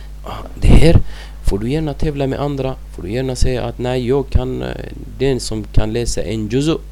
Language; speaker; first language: Swedish; non-native, fluent; Arabic